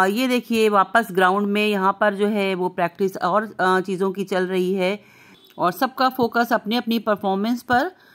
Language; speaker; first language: Hindi; native; Hindi